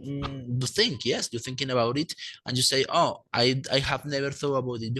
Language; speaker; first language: English; non-native, fluent; Spanish